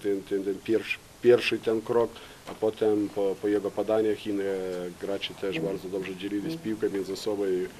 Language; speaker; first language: Polish; non-native, fluent; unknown